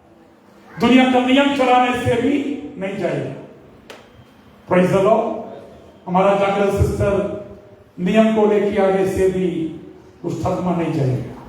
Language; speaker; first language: Hindi; non-native, local second language; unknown